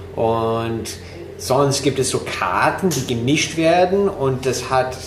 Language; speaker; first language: German; non-native, fluent; English